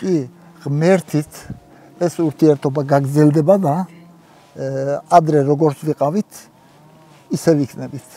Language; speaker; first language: Georgian; early bilingual, heritage; Georgian